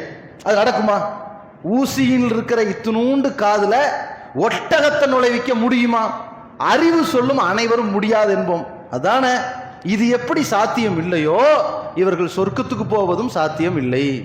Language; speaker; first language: Tamil; native; Tamil